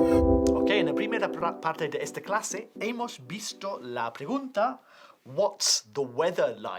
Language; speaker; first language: Spanish; non-native, fluent; English